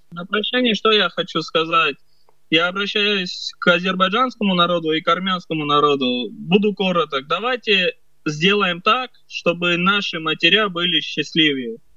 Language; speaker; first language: Russian; early bilingual, other home language; Armenian